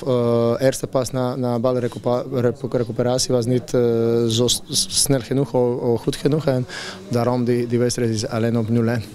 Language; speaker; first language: Dutch; non-native, fluent; Croatian